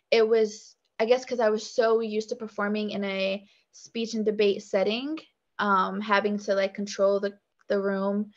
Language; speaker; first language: English; native; English